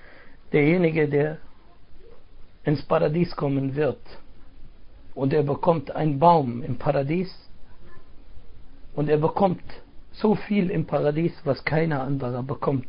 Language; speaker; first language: German; non-native, fluent; Arabic